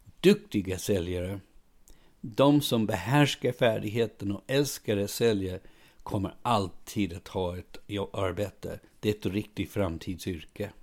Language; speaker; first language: Swedish; non-native, fluent; English